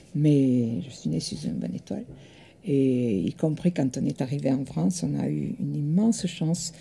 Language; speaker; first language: French; early bilingual, other home language; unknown